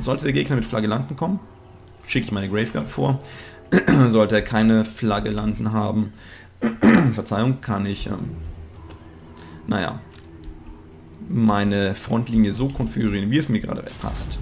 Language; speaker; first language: German; native; German